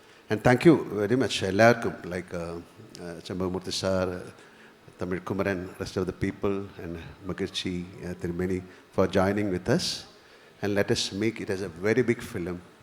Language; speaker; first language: English; non-native, local second language; Malayalam